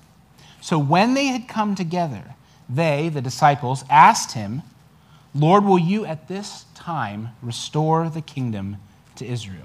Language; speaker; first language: English; native; English